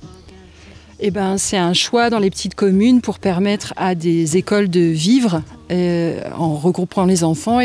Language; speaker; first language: French; native; French